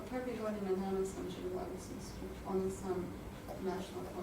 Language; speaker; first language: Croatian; non-native, learner; English